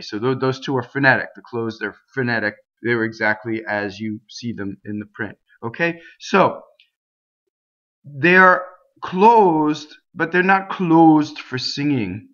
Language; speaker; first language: English; native; English